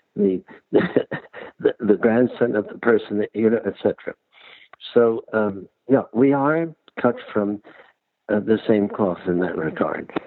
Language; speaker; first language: English; early bilingual, other home language; Ukrainian